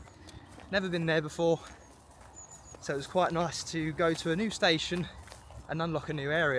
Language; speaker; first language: English; native; English